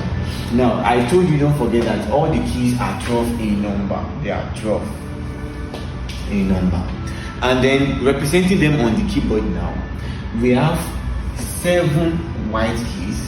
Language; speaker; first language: English; non-native, local second language; Yoruba